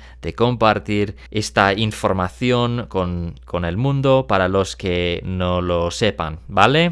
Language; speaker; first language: Spanish; non-native, fluent; English